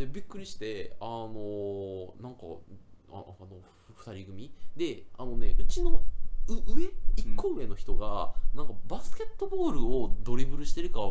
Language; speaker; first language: Japanese; native; Japanese